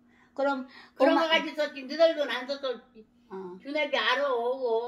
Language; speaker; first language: Korean; native; Korean